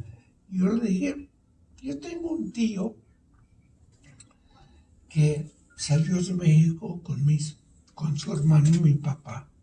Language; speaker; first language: Spanish; early bilingual, heritage; Spanish